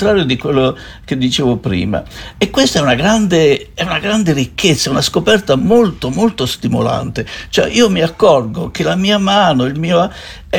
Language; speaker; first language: Italian; native; Italian